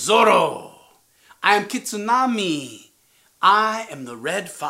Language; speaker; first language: English; native; English